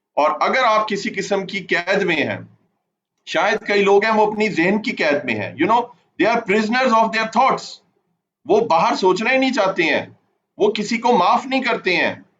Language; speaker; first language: Urdu; non-native, local second language; Punjabi